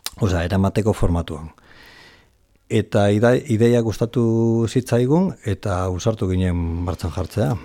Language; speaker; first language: Basque; non-native, local second language; Spanish